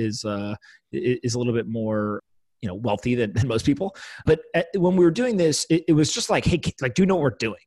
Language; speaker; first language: English; native; English